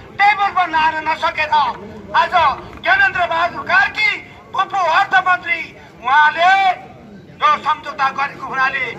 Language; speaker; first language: Nepali; native; Nepali